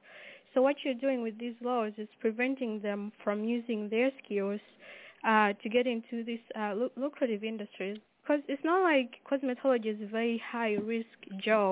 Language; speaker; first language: English; non-native, local second language; Nyanja